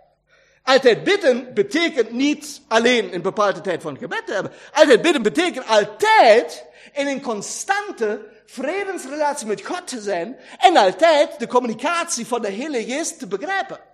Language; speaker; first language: Dutch; non-native, fluent; German